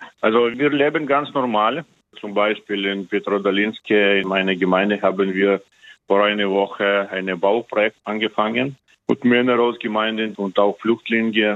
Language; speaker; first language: German; non-native, fluent; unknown